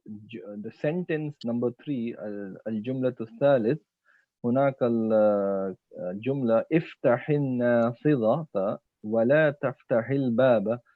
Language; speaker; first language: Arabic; non-native, learner; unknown